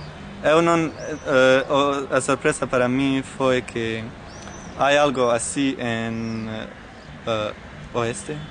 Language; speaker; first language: Galician; non-native, learner; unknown